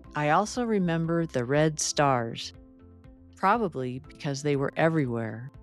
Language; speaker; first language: English; native; English